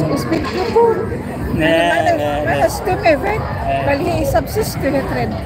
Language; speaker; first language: German; non-native, learner; Cebuano